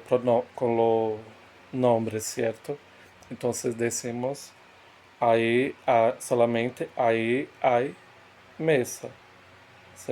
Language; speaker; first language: Spanish; non-native, fluent; Portuguese